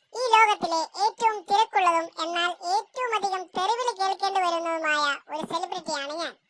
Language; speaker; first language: Malayalam; native; Malayalam